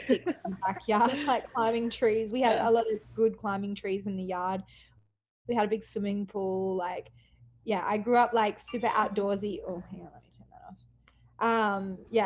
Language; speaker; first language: English; native; English